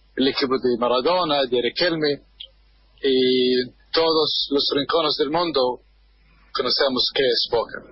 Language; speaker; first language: Spanish; non-native, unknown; Arabic